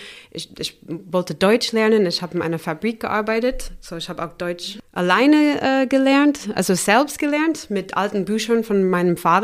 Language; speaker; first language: German; non-native, fluent; English